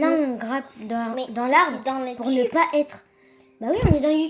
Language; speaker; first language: French; native; French